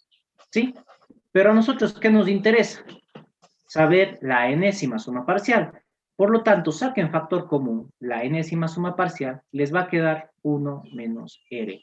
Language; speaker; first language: Spanish; native; Spanish